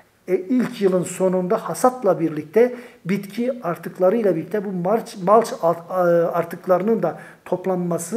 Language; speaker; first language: Turkish; native; Turkish